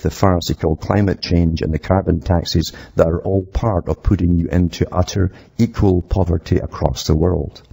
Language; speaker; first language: English; native; English